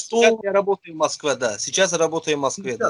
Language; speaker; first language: Russian; non-native, fluent; Azerbaijani